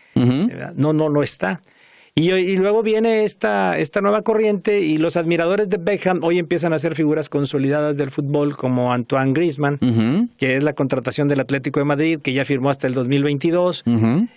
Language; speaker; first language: Spanish; native; Spanish